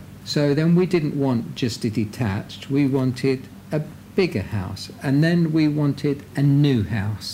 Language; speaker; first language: English; native; English